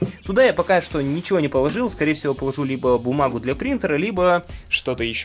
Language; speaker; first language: Russian; native; Russian